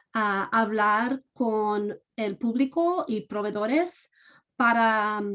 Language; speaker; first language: Spanish; non-native, fluent; English